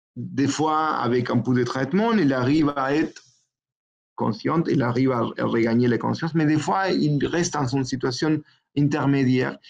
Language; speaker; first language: French; non-native, fluent; Spanish